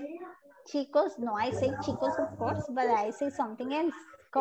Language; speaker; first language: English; non-native, fluent; Spanish